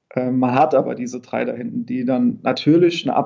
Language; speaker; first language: German; native; German